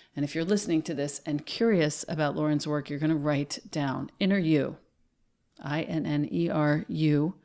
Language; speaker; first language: English; native; English